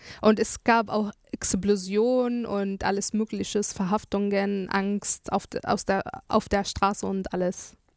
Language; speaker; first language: German; non-native, fluent; Arabic